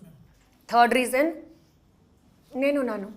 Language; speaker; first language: Telugu; non-native, learner; Hindi